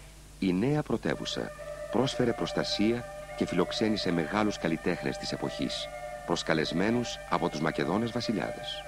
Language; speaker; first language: Greek; native; Greek